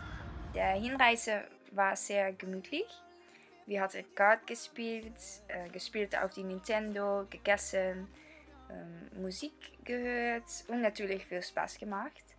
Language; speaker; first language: German; non-native, learner; Dutch